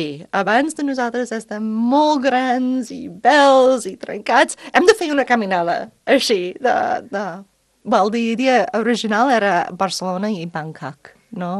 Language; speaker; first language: Catalan; non-native, fluent; English